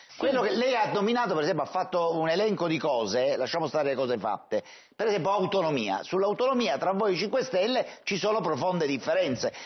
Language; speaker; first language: Italian; native; Italian